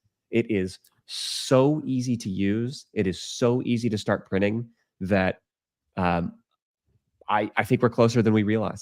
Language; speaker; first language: English; native; English